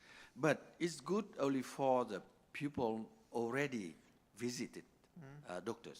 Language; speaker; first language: English; non-native, learner; Vietnamese